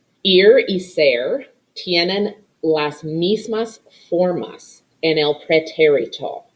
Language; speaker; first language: Spanish; non-native, fluent; English